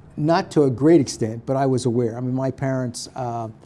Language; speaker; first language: English; native; English